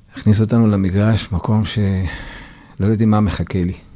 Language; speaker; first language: Hebrew; non-native, fluent; Persian